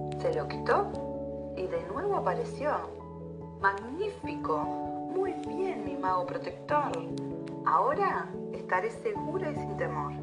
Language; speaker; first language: Spanish; native; Spanish